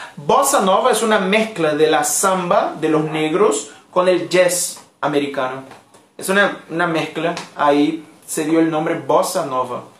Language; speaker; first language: Spanish; non-native, fluent; Portuguese